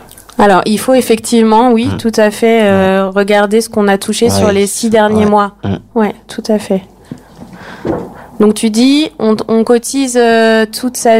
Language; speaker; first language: French; native; French